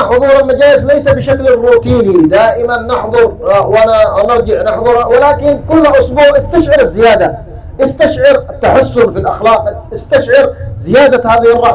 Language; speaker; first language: Arabic; native; Arabic